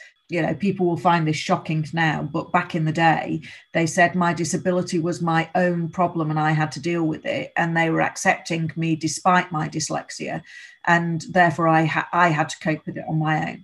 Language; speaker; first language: English; native; English